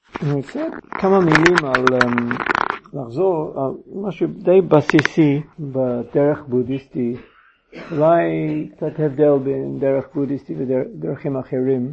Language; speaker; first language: Hebrew; non-native, fluent; English